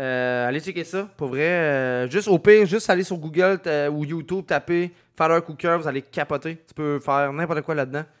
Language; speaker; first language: French; native; French